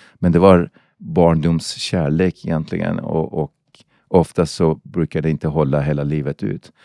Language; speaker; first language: Swedish; non-native, fluent; Persian